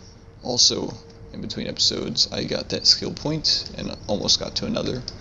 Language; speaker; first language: English; native; English